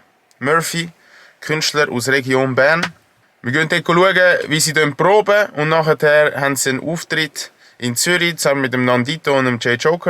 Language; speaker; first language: German; native; German